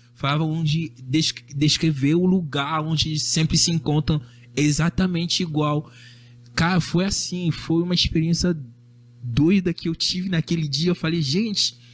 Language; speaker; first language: Portuguese; non-native, fluent; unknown